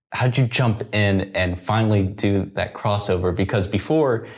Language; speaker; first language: English; native; English